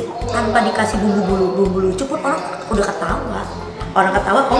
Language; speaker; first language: Indonesian; native; Indonesian